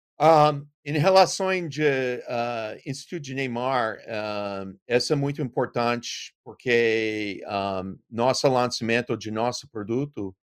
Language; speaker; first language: Portuguese; non-native, learner; English